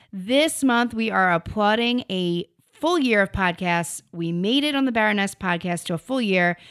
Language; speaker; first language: English; native; English